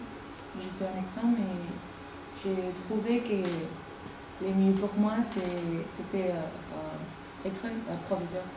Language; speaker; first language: French; non-native, learner; Spanish